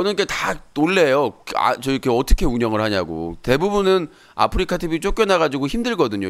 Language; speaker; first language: Korean; native; Korean